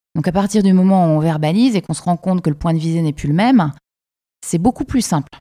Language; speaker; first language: French; native; French